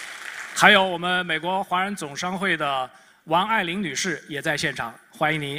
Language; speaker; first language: Chinese; native; Chinese